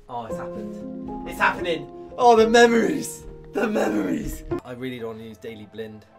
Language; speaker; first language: English; native; English